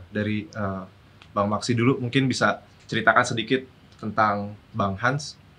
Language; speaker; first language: Indonesian; native; Indonesian